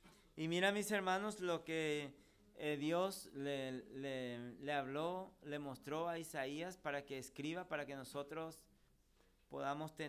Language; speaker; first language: Spanish; native; Spanish